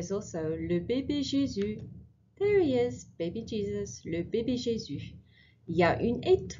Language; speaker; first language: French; non-native, fluent; English